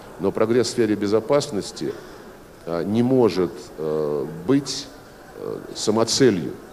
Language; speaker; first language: Russian; native; Russian